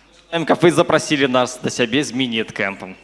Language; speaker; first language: Ukrainian; non-native, learner; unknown